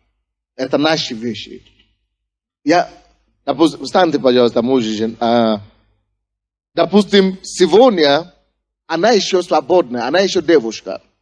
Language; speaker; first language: Russian; non-native, fluent; Yoruba